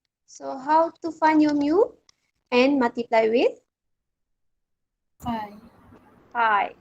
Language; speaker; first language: English; non-native, local second language; Malay